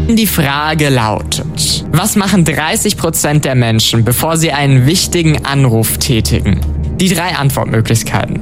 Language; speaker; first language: German; native; German